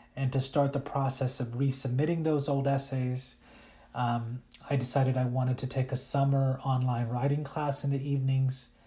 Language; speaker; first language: English; early bilingual, other home language; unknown